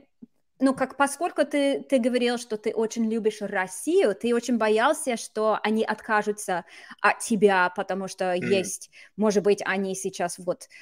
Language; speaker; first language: Russian; non-native, fluent; English